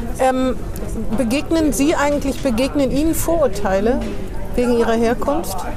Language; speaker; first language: German; native; German